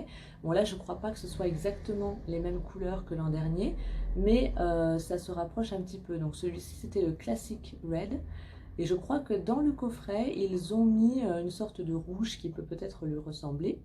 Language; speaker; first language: French; native; French